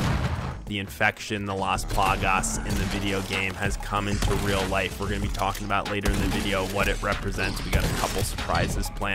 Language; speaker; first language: English; native; English